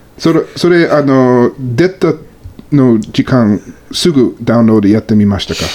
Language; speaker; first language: Japanese; non-native, fluent; English